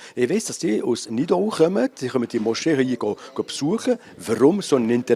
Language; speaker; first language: German; non-native, local second language; French